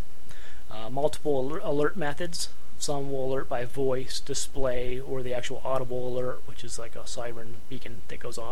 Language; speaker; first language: English; native; English